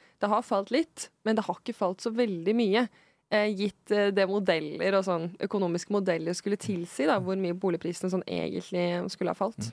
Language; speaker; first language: Norwegian; native; Norwegian